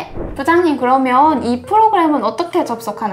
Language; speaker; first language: Korean; native; Korean